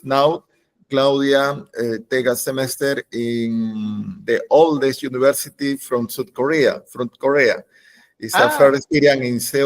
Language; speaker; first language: English; non-native, learner; Spanish